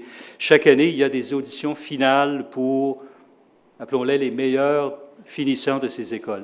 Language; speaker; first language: French; native; French